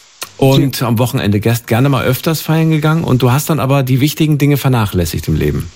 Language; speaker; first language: German; native; German